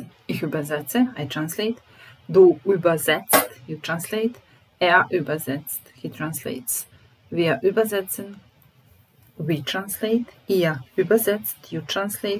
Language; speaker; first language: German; non-native, fluent; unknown